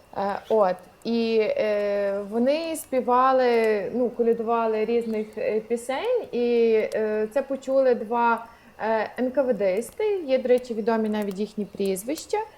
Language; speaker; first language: Ukrainian; native; Ukrainian